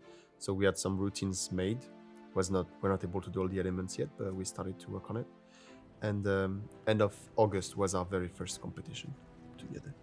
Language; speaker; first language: English; non-native, fluent; French